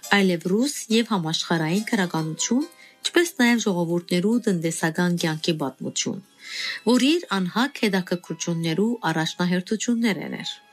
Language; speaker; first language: Armenian; native; Armenian